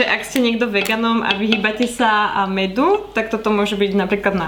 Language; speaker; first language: Slovak; native; Slovak